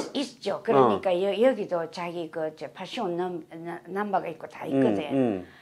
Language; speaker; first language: Korean; native; Korean